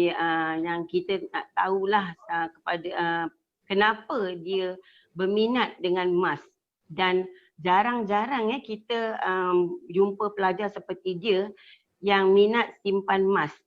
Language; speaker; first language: Malay; native; Malay